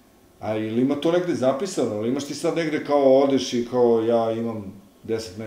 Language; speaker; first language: Serbian; native; Serbian